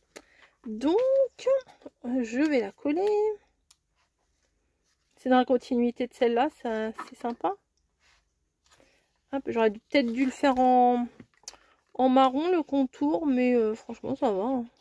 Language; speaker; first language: French; native; French